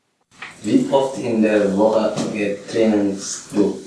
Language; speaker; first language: German; non-native, learner; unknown